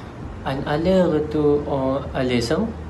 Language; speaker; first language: French; non-native, learner; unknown